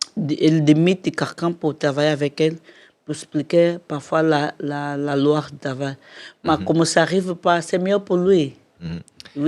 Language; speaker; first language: French; non-native, learner; Portuguese